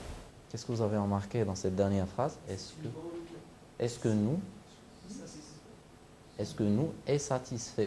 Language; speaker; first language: French; non-native, local second language; Arabic